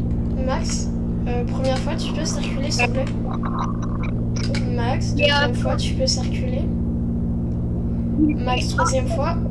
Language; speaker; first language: French; native; French